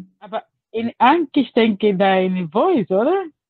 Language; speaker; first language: German; non-native, learner; Portuguese